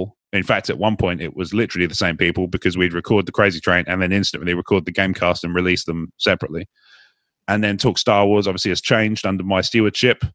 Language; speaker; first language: English; native; English